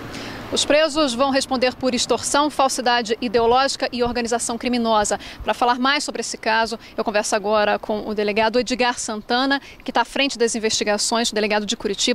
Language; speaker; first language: Portuguese; native; Portuguese